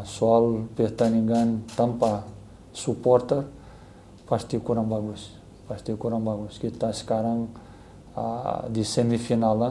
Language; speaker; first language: Indonesian; non-native, learner; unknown